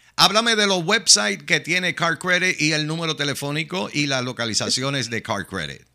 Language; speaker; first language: Spanish; native; Spanish